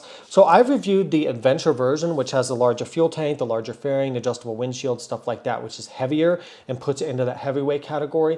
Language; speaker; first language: English; native; English